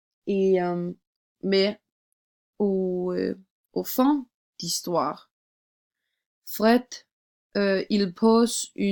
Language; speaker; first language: French; non-native, learner; English